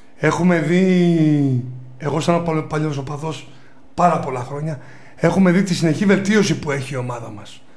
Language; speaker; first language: Greek; native; Greek